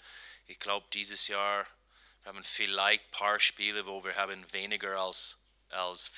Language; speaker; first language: German; non-native, learner; English